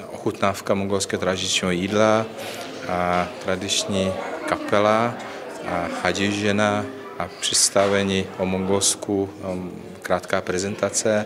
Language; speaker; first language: Czech; non-native, learner; Mongolian